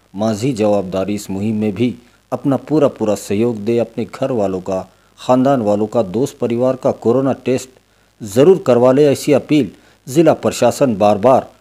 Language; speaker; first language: Hindi; non-native, local second language; Urdu